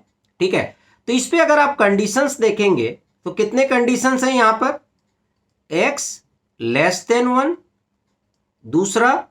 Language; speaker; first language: Hindi; native; Hindi